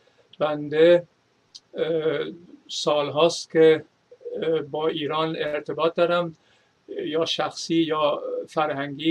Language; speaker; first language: Persian; non-native, fluent; German